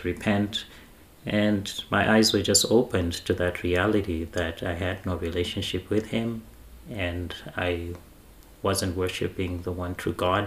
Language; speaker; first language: English; non-native, local second language; Shona